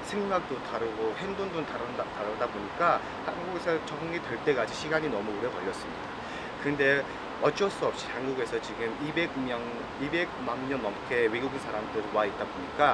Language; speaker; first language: Korean; non-native, learner; Mongolian